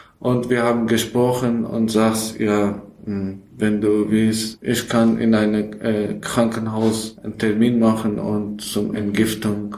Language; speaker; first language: German; non-native, learner; Persian